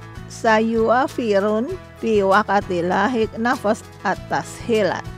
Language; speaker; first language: Arabic; non-native, fluent; Indonesian